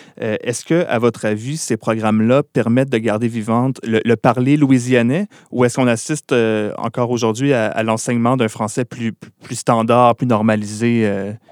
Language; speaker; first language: French; native; French